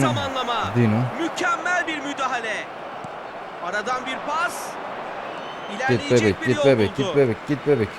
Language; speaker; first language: Turkish; native; Turkish